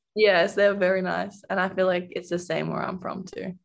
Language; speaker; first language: English; native; English